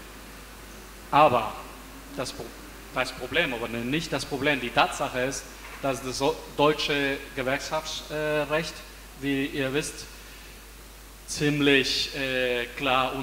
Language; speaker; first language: German; non-native, fluent; Spanish